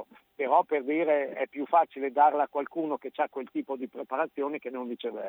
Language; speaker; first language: Italian; native; Italian